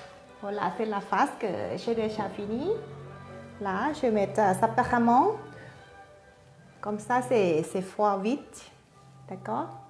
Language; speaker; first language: French; non-native, learner; Thai